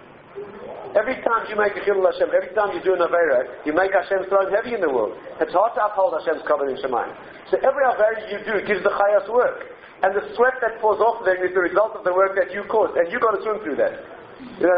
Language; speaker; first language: English; native; English